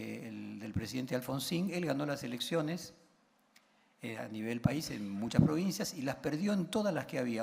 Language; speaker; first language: Spanish; native; Spanish